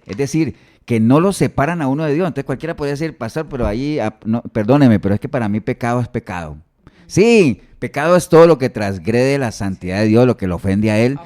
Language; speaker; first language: Spanish; native; Spanish